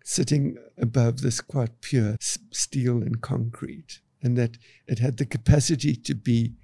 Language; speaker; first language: English; native; English